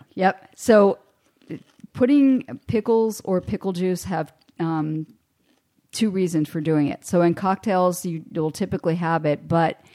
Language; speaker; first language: English; native; English